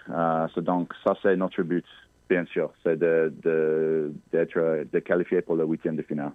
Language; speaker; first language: French; non-native, local second language; English